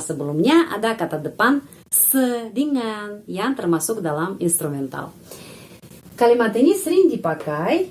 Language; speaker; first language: Indonesian; non-native, fluent; Russian